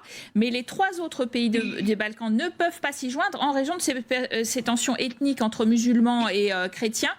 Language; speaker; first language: French; native; French